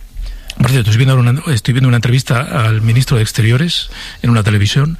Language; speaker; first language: Spanish; native; Spanish